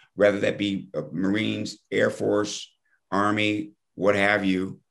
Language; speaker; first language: English; native; English